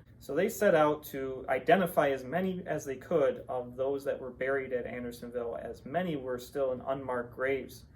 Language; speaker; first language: English; native; English